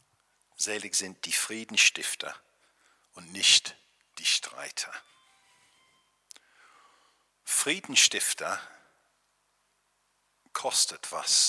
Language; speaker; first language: German; non-native, fluent; English